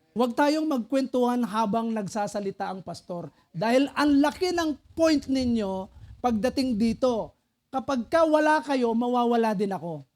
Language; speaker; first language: Filipino; non-native, local second language; Pampanga